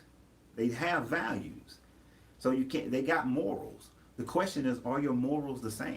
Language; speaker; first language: English; native; English